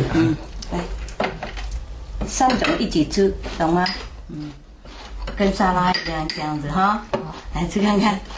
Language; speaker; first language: Chinese; non-native, fluent; Vietnamese